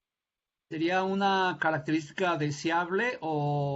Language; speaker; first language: Spanish; native; Spanish